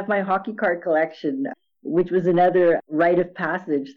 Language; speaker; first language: English; native; English